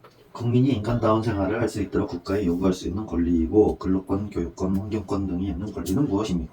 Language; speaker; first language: Korean; native; Korean